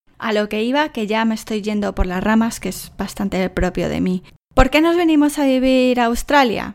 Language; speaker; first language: Spanish; native; Spanish